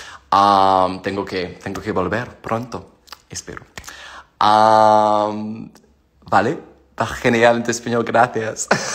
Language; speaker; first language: Spanish; non-native, learner; English